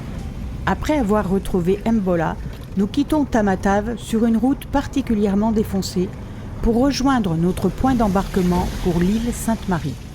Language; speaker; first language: French; native; French